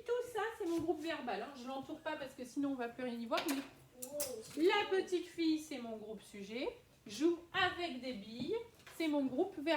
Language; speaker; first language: French; native; French